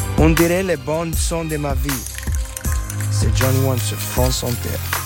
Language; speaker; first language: French; non-native, fluent; English